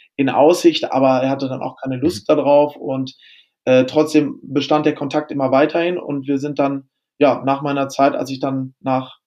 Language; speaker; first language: German; native; German